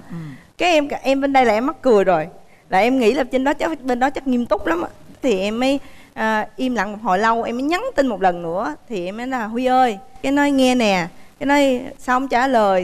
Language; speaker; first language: Vietnamese; native; Vietnamese